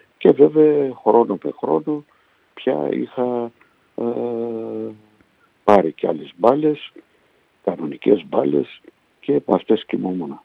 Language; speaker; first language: Greek; early bilingual, heritage; Greek